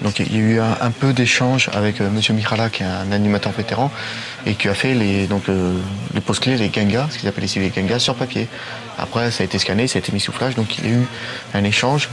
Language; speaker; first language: French; native; French